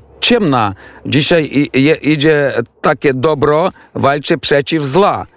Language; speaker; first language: Polish; non-native, fluent; Ukrainian